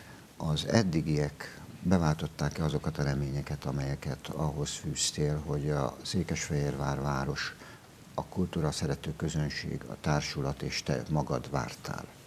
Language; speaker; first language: Hungarian; native; Hungarian